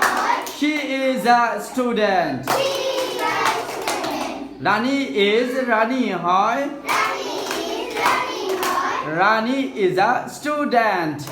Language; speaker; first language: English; non-native, fluent; Bangla